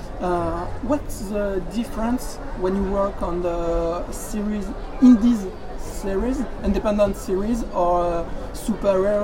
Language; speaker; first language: English; non-native, learner; French